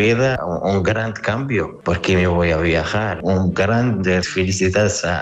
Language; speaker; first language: Spanish; non-native, learner; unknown